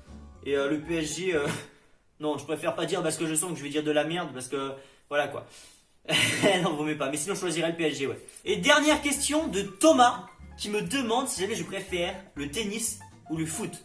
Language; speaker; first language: French; native; French